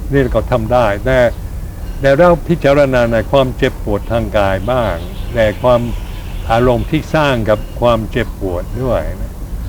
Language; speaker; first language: Thai; non-native, fluent; English